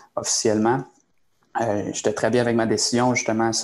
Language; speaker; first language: French; native; French